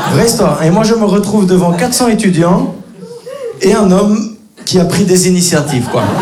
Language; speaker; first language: French; native; French